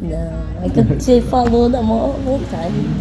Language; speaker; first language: Portuguese; native; Portuguese